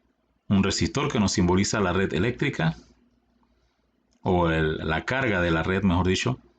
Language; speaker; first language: Spanish; native; Spanish